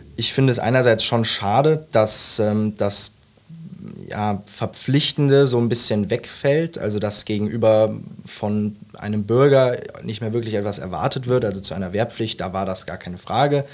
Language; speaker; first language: German; native; German